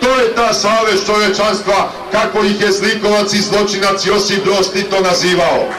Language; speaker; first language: Bosnian; native; Bosnian